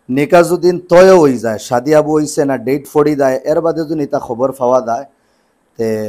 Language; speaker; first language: Bangla; native; Bangla